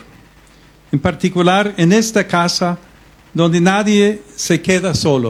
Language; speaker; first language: Spanish; non-native, fluent; English